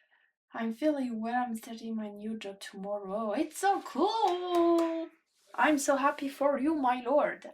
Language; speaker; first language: English; non-native, learner; French